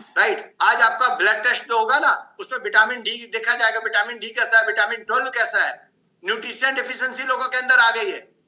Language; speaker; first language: Hindi; native; Hindi